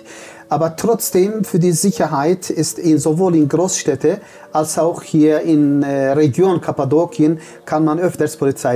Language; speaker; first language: German; non-native, fluent; Turkish